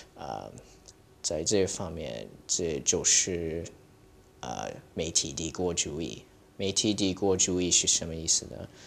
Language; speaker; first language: Chinese; early bilingual, heritage; Chinese